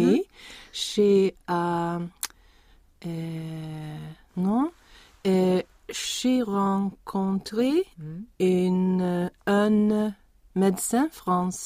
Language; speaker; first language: French; non-native, learner; Swedish